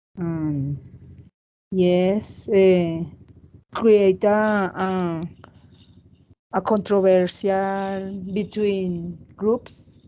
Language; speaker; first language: English; non-native, learner; Spanish